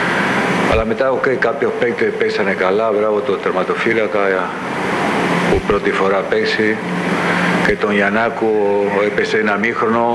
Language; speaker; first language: Greek; non-native, fluent; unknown